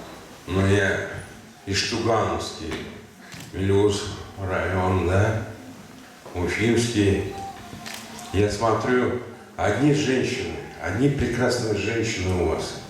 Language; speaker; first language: Russian; non-native, local second language; Tatar